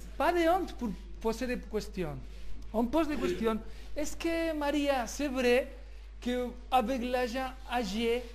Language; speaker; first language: French; non-native, learner; Spanish